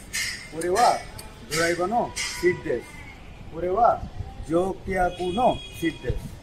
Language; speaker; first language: Japanese; non-native, learner; Bangla